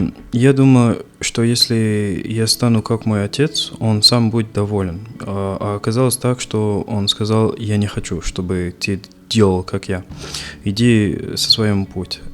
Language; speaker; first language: Russian; non-native, fluent; Arabic